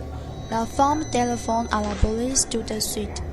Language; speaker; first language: French; non-native, learner; Chinese